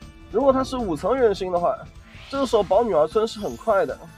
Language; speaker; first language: Chinese; native; Chinese